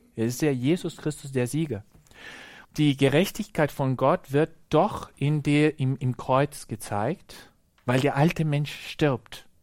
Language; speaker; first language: German; non-native, fluent; Spanish